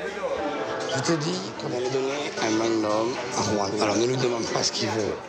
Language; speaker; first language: French; native; French